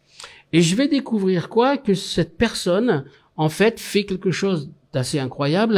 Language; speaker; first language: French; native; French